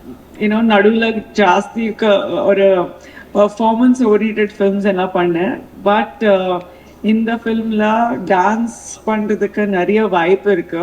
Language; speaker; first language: Tamil; non-native, local second language; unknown